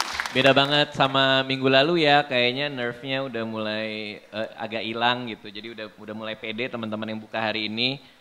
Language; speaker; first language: Indonesian; native; Indonesian